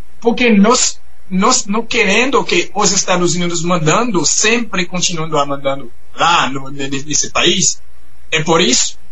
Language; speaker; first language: Portuguese; non-native, fluent; Haitian Creole